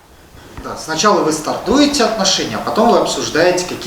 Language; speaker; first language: Russian; native; Russian